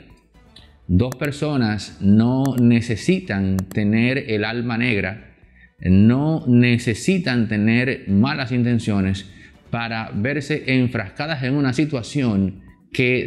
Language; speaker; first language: Spanish; native; Spanish